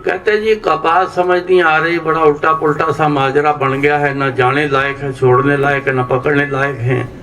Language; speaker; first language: Hindi; non-native, local second language; Punjabi